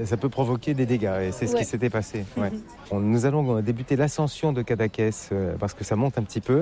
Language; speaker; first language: French; native; French